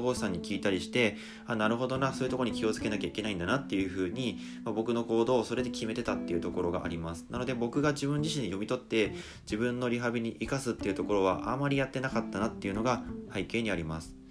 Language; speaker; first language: Japanese; native; Japanese